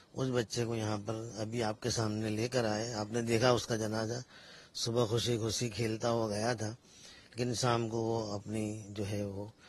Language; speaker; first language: Hindi; non-native, local second language; Gujarati